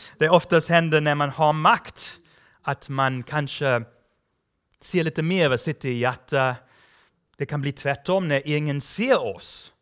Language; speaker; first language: Swedish; non-native, fluent; English